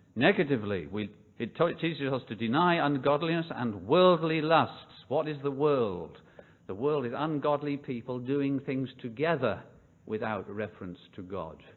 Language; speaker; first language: English; native; English